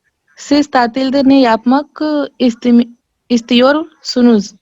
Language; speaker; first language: Turkish; non-native, learner; Urdu